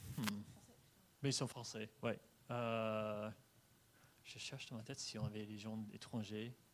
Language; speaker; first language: French; non-native, fluent; English